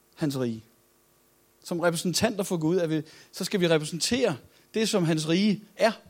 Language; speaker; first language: Danish; native; Danish